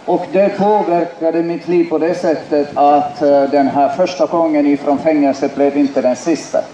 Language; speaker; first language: Swedish; non-native, fluent; Finnish